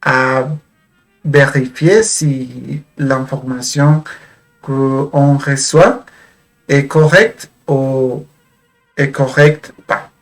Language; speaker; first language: French; non-native, fluent; Spanish